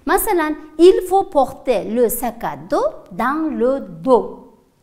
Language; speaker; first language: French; non-native, fluent; Uzbek